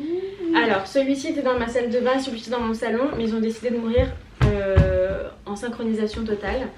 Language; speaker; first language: French; native; French